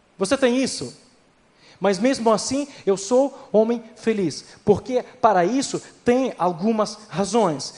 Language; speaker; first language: Portuguese; non-native, fluent; Ukrainian